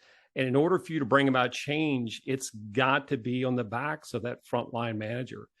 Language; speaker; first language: English; native; English